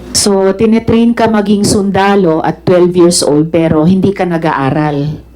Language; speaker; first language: Filipino; native; Filipino